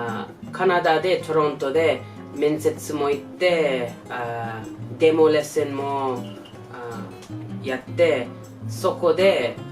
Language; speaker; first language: Japanese; non-native, learner; English